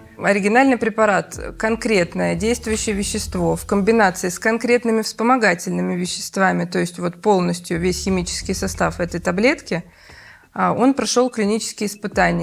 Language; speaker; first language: Russian; native; Russian